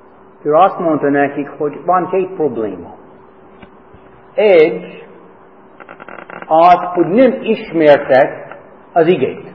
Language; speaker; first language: Hungarian; non-native, fluent; English